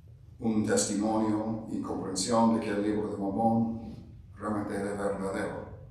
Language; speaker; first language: Spanish; non-native, fluent; English